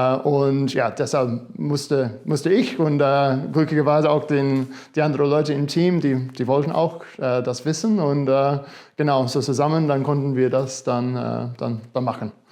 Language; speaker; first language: German; non-native, fluent; English